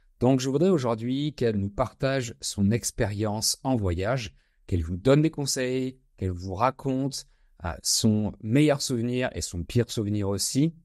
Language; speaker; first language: French; native; French